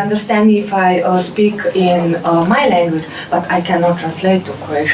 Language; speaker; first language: English; non-native, learner; Slovenian